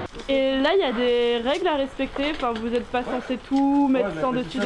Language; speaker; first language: French; native; French